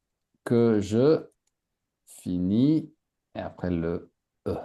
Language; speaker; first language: French; native; French